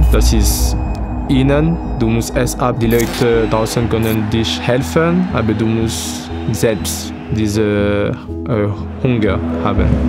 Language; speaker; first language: German; non-native, fluent; French